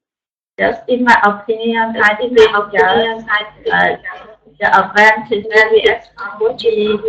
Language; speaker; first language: English; non-native, learner; Vietnamese